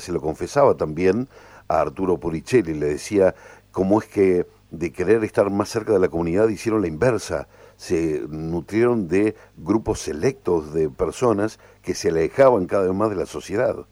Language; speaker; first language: Spanish; native; Spanish